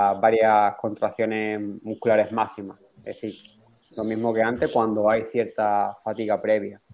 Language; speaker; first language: Spanish; native; Spanish